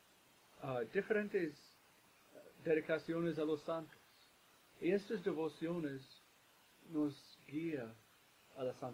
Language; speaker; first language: Spanish; non-native, fluent; English